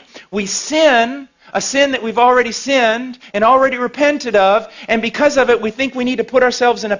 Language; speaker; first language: English; native; English